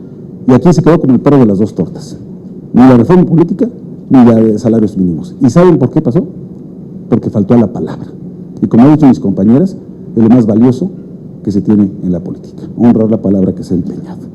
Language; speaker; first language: Spanish; native; Spanish